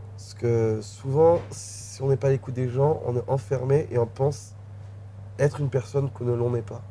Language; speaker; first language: French; native; French